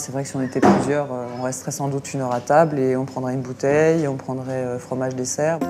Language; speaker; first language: French; native; French